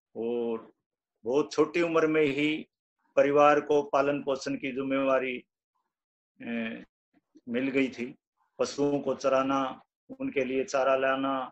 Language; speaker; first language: Hindi; native; Hindi